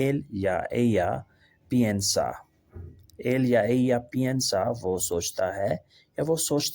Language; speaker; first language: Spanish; non-native, learner; Urdu